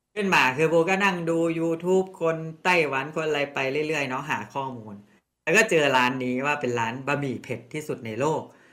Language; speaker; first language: Thai; non-native, local second language; Northeastern Thai